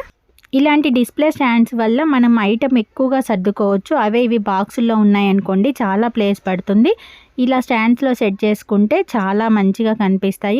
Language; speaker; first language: Telugu; native; Telugu